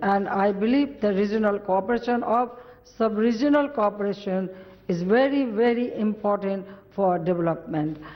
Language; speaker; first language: English; non-native, local second language; Bangla